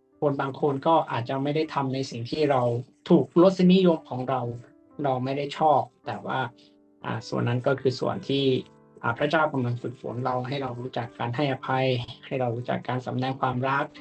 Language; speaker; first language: Thai; native; Thai